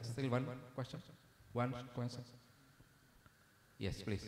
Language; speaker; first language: English; non-native, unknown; Indonesian